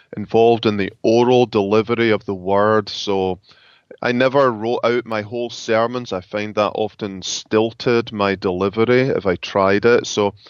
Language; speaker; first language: English; native; English